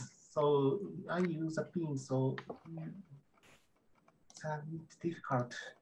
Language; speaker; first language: English; non-native, learner; Japanese